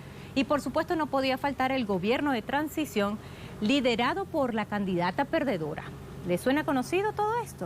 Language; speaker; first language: Spanish; native; Spanish